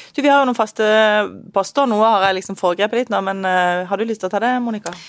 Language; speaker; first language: Norwegian; native; Norwegian